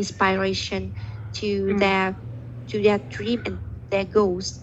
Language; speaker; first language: English; non-native, learner; Vietnamese